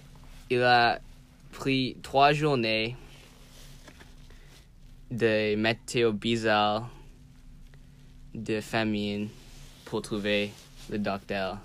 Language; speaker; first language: French; non-native, learner; English